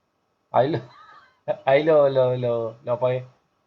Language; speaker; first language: Spanish; native; Spanish